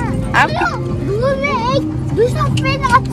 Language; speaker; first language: Hindi; non-native, local second language; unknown